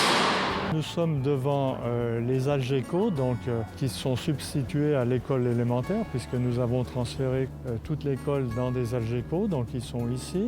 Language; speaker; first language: French; native; French